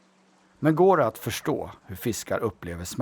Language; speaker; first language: Swedish; native; Swedish